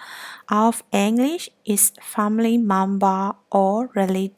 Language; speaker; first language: German; non-native, learner; Burmese